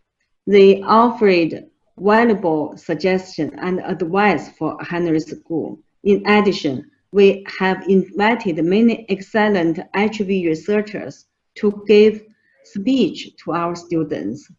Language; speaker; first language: English; non-native, fluent; Chinese